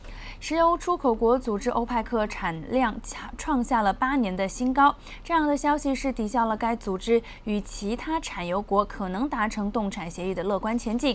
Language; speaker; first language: Chinese; non-native, local second language; Cantonese